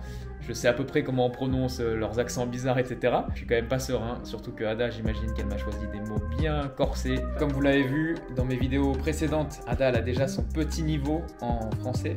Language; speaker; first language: French; native; French